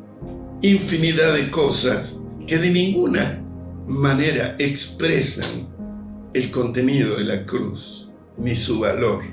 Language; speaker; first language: Spanish; native; Spanish